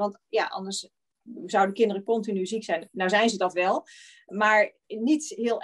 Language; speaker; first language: Dutch; native; Dutch